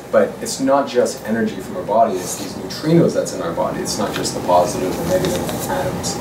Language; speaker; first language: English; native; English